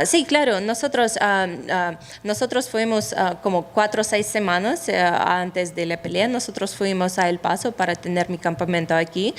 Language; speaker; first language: Spanish; non-native, fluent; Russian